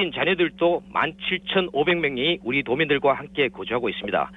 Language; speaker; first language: Korean; native; Korean